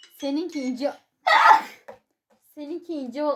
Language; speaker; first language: Turkish; native; Turkish